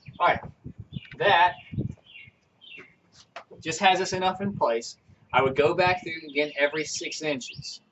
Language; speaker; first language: English; native; English